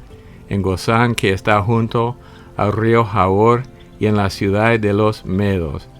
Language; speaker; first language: Spanish; native; Spanish